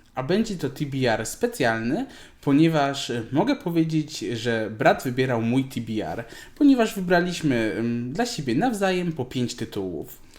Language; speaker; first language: Polish; native; Polish